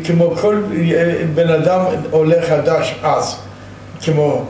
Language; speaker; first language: Hebrew; non-native, fluent; Yiddish